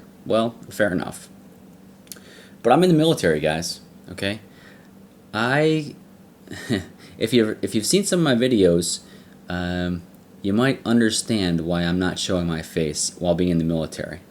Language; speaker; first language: English; native; English